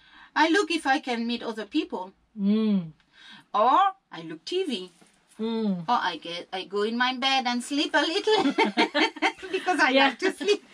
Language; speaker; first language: English; non-native, learner; French